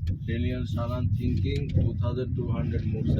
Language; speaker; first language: English; non-native, learner; Bangla